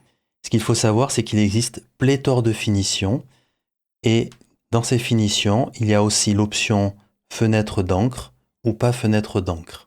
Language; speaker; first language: French; native; French